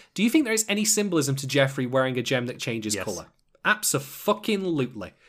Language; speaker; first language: English; native; English